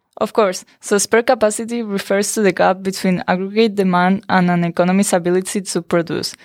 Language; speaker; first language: English; non-native, fluent; Spanish